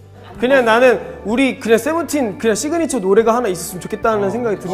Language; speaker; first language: Korean; native; Korean